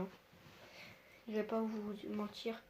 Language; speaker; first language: French; native; French